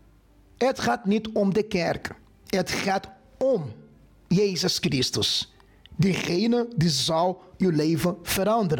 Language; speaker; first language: Dutch; non-native, fluent; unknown